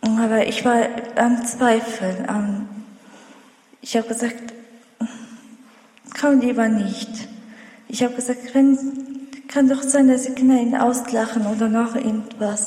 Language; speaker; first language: German; early bilingual, other home language; Russian